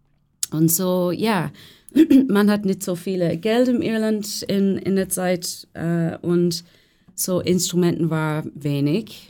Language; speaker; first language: German; non-native, learner; English